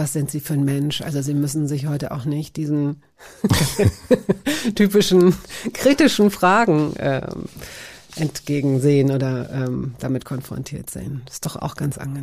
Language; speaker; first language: German; native; German